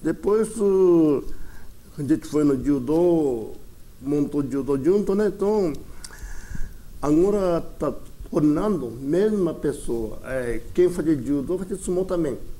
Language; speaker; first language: Portuguese; early bilingual, other home language; Japanese